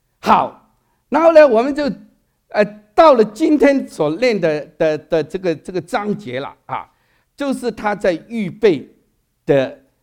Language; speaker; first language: Chinese; non-native, local second language; Cantonese